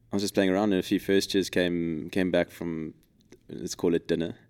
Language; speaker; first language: English; native; English